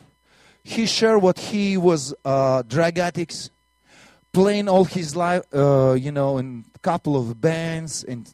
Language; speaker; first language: English; non-native, learner; Russian